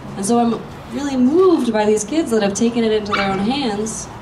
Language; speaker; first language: English; native; English